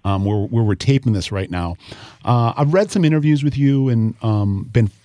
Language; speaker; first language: English; native; English